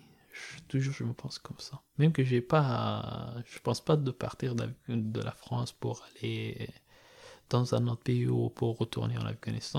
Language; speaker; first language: French; non-native, learner; Persian